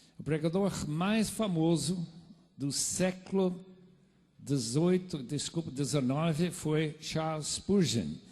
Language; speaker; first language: Portuguese; non-native, fluent; English